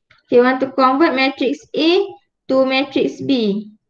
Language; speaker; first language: English; non-native, local second language; Malay